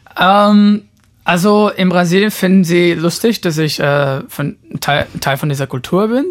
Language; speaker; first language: German; non-native, fluent; Portuguese